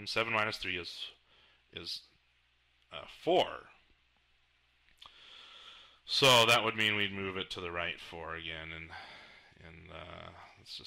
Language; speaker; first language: English; native; English